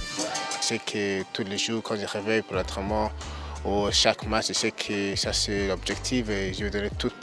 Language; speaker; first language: French; early bilingual, heritage; English